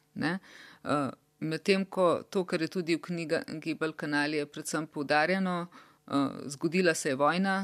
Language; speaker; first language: Slovenian; early bilingual, other home language; Bosnian